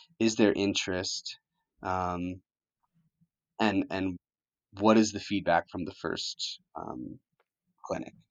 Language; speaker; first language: English; early bilingual, other home language; Spanish